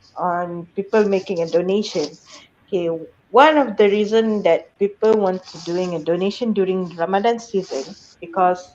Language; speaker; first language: English; non-native, fluent; Malay